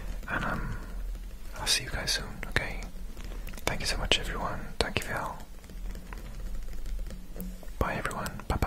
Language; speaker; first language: English; native; English